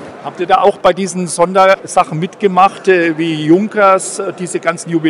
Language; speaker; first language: German; native; German